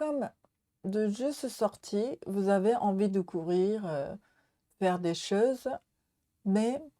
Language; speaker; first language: French; non-native, learner; Japanese